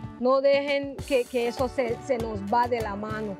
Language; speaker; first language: Spanish; non-native, local second language; English